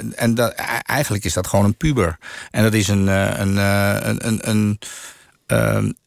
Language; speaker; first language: Dutch; native; Dutch